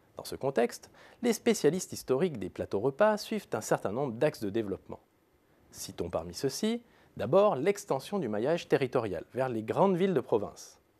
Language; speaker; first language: French; native; French